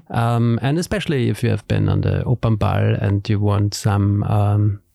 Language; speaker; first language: English; non-native, fluent; German